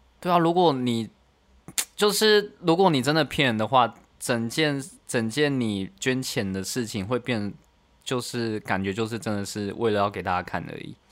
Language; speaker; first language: Chinese; native; Chinese